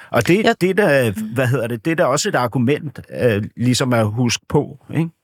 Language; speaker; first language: Danish; native; Danish